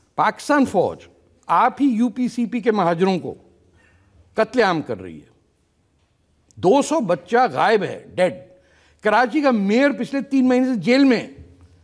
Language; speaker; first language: Urdu; native; Urdu